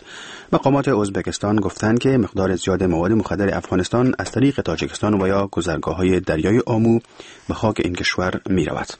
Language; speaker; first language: Persian; native; Persian